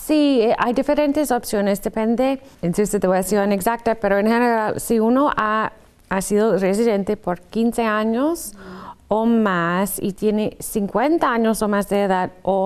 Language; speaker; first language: Spanish; non-native, fluent; English